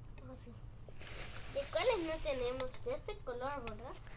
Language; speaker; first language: Spanish; native; Spanish